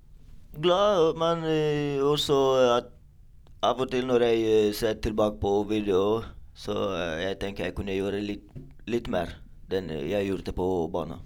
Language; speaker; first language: Norwegian; non-native, learner; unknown